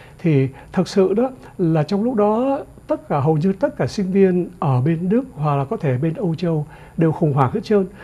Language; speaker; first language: Vietnamese; native; Vietnamese